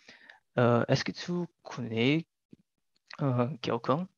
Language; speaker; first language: French; non-native, learner; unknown